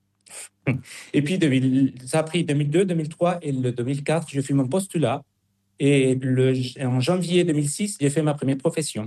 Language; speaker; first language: French; non-native, fluent; Spanish